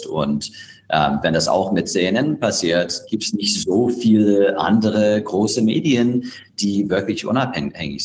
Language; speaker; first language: German; non-native, fluent; English